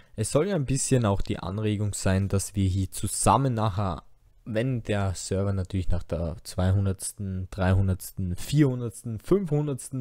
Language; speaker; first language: German; native; German